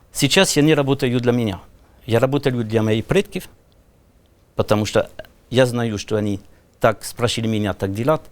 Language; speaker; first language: Russian; non-native, learner; French